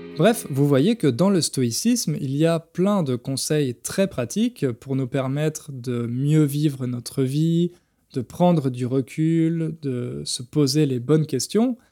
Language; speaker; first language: French; native; French